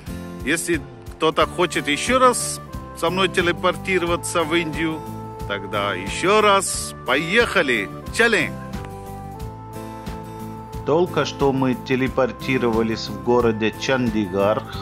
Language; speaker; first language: Russian; non-native, fluent; Hindi